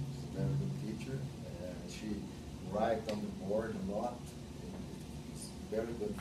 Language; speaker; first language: English; non-native, learner; Portuguese